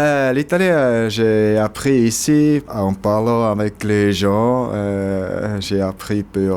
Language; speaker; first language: French; non-native, local second language; German